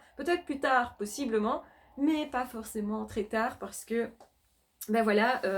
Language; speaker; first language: French; native; French